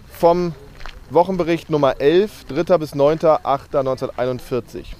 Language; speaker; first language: German; native; German